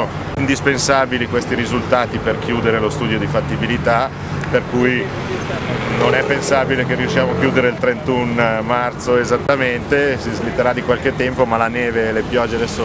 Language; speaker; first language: Italian; native; Italian